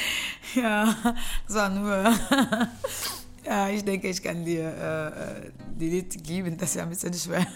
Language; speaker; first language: German; non-native, learner; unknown